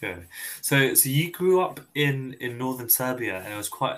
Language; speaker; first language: English; native; English